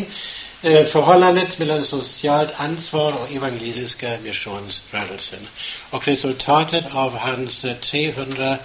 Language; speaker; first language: Swedish; non-native, fluent; German